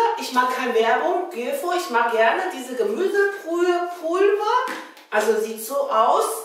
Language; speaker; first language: German; non-native, learner; Chinese